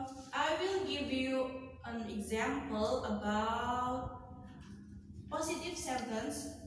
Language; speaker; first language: English; non-native, learner; Indonesian